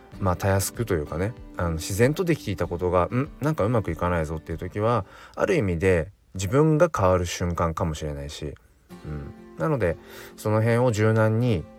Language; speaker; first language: Japanese; native; Japanese